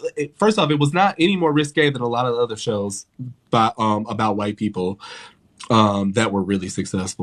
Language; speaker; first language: English; native; English